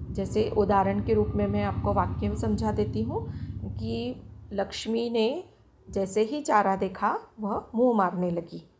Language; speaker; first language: Hindi; non-native, local second language; Marathi